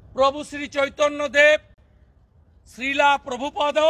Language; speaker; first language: Bangla; native; Bangla